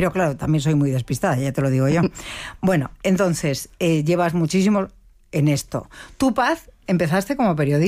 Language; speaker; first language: Spanish; native; Spanish